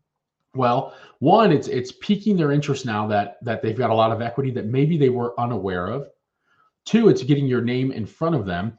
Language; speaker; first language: English; native; English